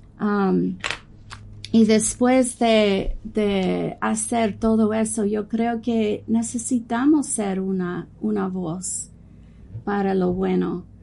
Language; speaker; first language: Spanish; non-native, fluent; English